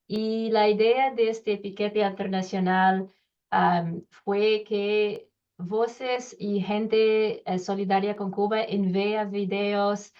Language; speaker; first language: Spanish; non-native, learner; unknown